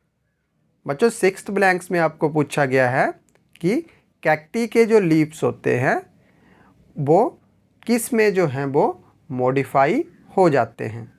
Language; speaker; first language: Hindi; native; Hindi